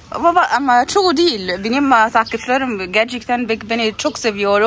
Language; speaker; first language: Turkish; non-native, learner; Arabic